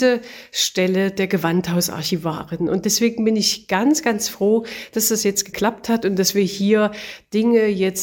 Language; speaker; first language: German; native; German